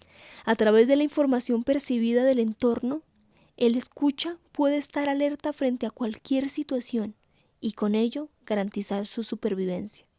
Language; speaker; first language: Spanish; native; Spanish